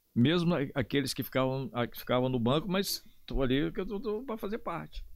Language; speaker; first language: Portuguese; native; Portuguese